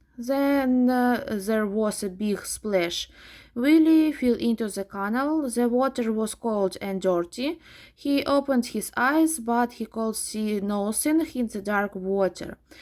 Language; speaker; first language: English; non-native, fluent; Ukrainian